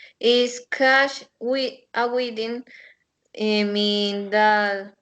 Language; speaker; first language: English; non-native, learner; Spanish